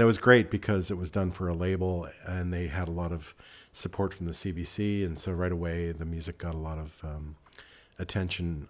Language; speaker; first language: English; native; English